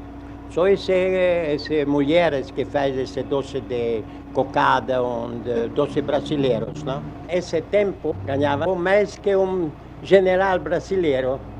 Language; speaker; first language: Portuguese; non-native, learner; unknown